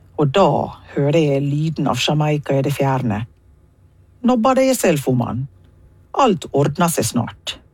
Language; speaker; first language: Norwegian; non-native, fluent; English